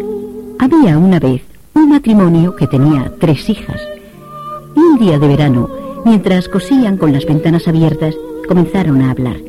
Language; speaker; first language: Spanish; native; Spanish